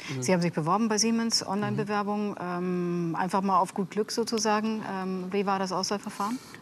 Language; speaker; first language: German; native; German